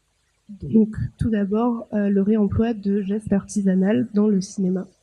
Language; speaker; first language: French; native; French